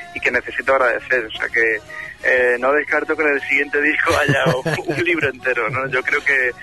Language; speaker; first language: Spanish; native; Spanish